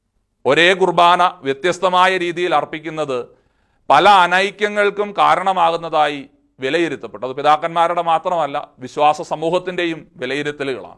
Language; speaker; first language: Malayalam; native; Malayalam